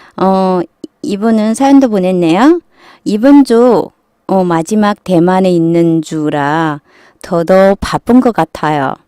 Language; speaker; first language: Korean; non-native, fluent; Chinese